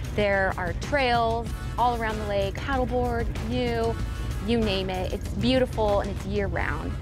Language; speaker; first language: English; native; English